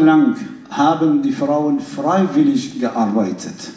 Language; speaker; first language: German; non-native, fluent; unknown